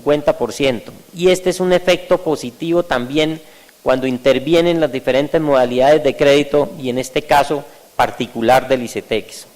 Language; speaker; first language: Spanish; native; Spanish